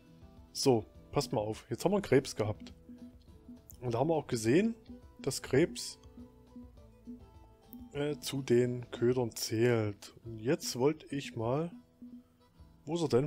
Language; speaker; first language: German; native; German